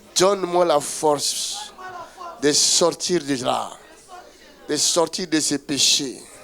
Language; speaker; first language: French; non-native, local second language; Lingala